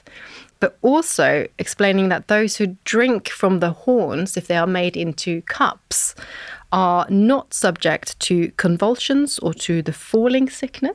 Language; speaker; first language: English; non-native, fluent; Norwegian